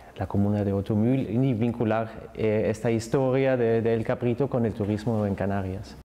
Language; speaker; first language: Spanish; non-native, fluent; German